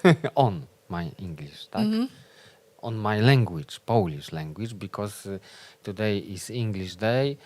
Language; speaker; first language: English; non-native, learner; Polish